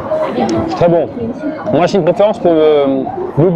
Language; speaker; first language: French; native; French